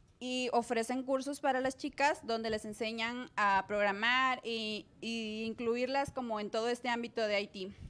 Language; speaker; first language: Spanish; native; Spanish